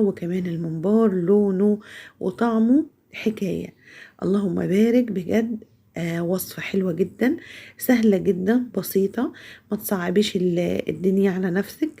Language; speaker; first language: Arabic; native; Arabic